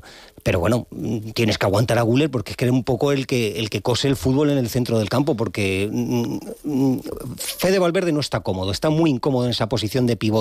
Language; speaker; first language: Spanish; native; Spanish